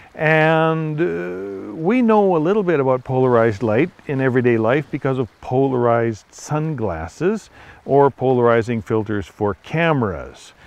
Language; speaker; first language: English; native; English